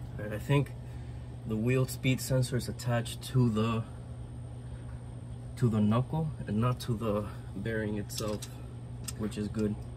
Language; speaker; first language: English; early bilingual, other home language; Spanish